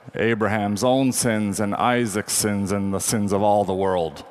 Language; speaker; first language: English; native; English